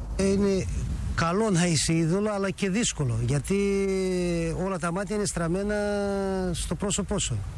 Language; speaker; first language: Greek; early bilingual, heritage; Greek